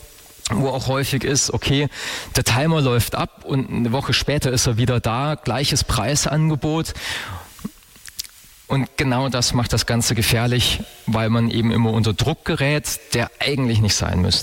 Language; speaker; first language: German; native; German